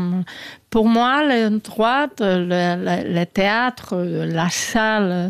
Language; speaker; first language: French; non-native, learner; Spanish